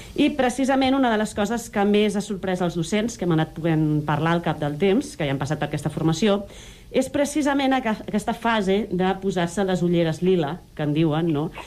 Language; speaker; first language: Catalan; native; Catalan